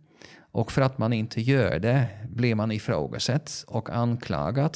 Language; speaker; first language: Swedish; non-native, fluent; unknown